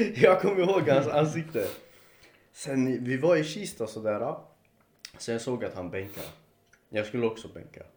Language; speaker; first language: Swedish; early bilingual, other home language; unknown